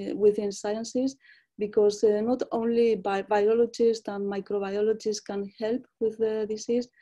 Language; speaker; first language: English; non-native, fluent; Spanish